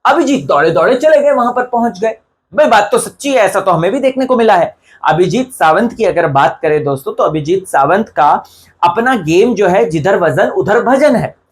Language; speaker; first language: Hindi; non-native, local second language; Marathi